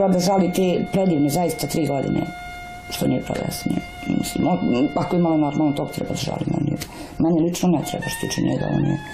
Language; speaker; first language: Bosnian; native; Bosnian